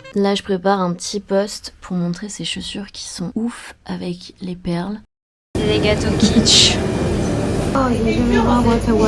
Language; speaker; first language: French; native; French